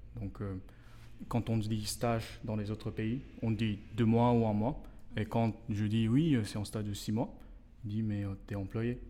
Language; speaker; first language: French; non-native, fluent; Korean